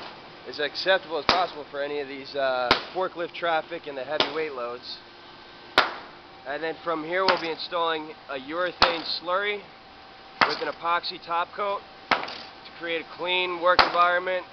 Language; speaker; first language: English; native; English